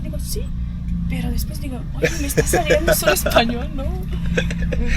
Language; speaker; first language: Spanish; non-native, fluent; Italian